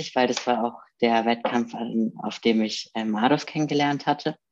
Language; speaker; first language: German; native; German